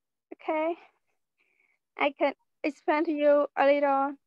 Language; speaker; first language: English; non-native, learner; Khmer